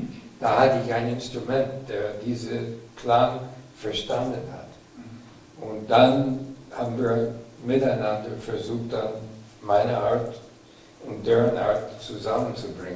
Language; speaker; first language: German; non-native, fluent; English